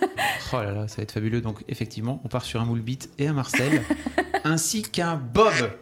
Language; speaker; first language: French; native; French